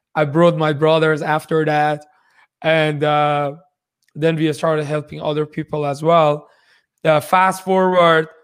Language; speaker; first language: English; non-native, fluent; Persian